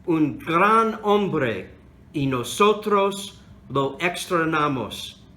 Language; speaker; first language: Spanish; non-native, learner; English